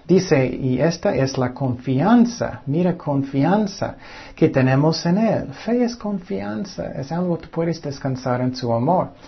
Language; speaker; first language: Spanish; non-native, fluent; English